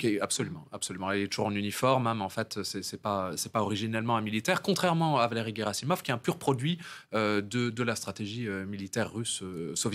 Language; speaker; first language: French; native; French